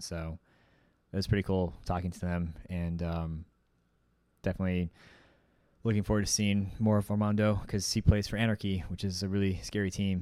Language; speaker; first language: English; native; English